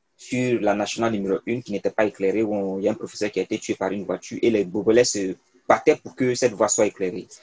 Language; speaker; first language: French; non-native, local second language; Mossi